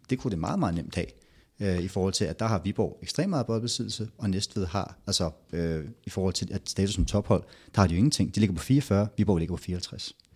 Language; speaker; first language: Danish; native; Danish